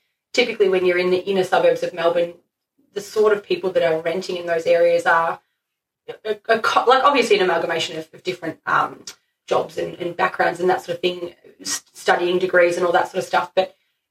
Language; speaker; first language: English; native; English